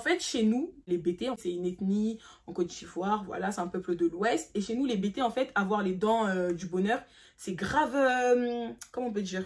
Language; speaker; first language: French; early bilingual, other home language; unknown